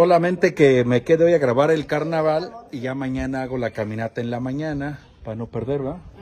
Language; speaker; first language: Spanish; native; Spanish